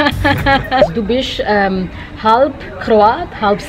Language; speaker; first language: German; early bilingual, other home language; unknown